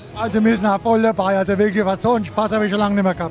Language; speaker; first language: German; native; German